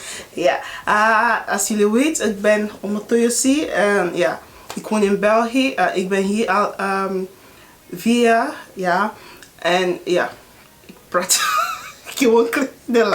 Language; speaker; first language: Dutch; non-native, learner; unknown